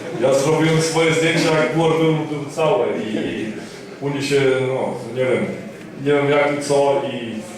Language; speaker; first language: Polish; early bilingual, heritage; Polish